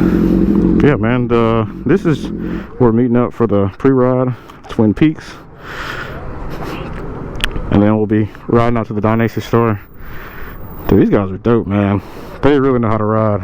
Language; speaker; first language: English; native; English